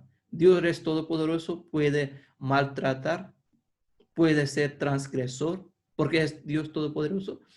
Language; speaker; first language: Spanish; non-native, fluent; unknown